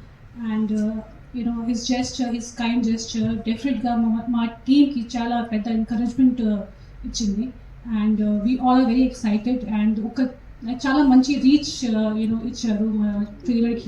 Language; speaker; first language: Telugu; non-native, local second language; Hindi